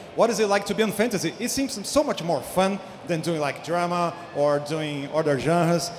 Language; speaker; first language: English; non-native, fluent; Portuguese